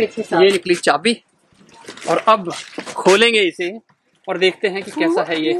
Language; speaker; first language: Hindi; native; Hindi